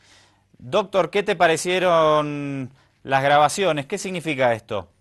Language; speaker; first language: Spanish; native; Spanish